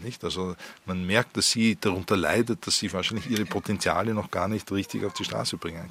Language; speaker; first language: German; native; German